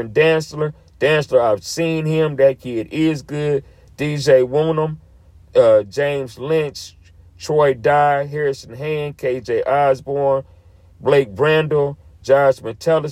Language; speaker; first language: English; native; English